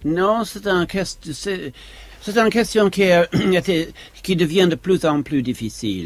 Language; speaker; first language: French; non-native, fluent; English